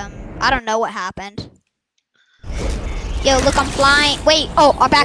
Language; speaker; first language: English; native; English